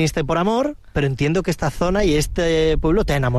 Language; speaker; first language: Spanish; native; Spanish